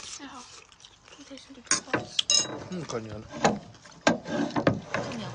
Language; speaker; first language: Swedish; early bilingual, other home language; Thai